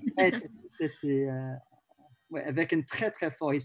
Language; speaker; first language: French; non-native, learner; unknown